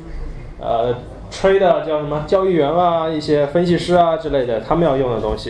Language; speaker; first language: Chinese; native; Chinese